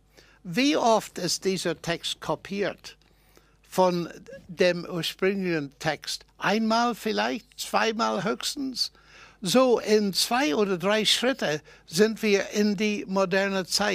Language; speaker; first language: German; non-native, fluent; English